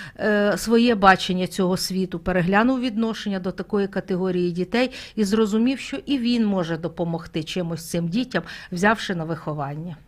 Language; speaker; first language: Ukrainian; native; Ukrainian